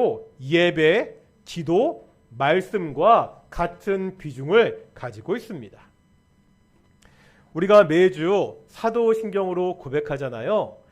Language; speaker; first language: Korean; native; Korean